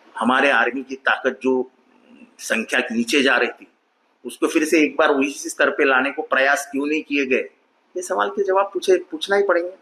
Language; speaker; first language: Hindi; non-native, local second language; Marathi